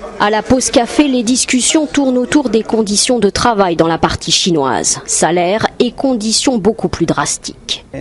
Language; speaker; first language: French; native; French